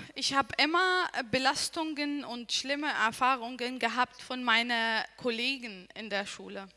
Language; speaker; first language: German; non-native, learner; Arabic